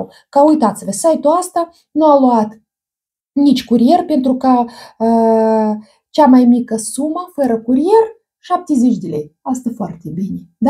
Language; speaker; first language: Romanian; non-native, learner; Russian